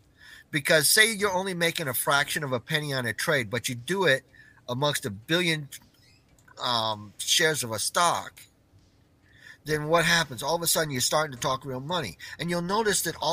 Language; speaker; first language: English; native; English